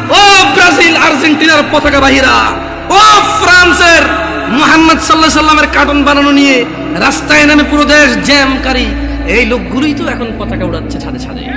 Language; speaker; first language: Bangla; early bilingual, heritage; Bangla